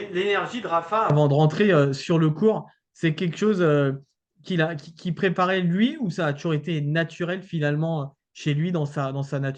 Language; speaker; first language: French; native; French